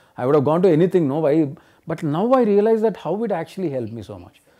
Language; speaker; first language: English; non-native, local second language; Telugu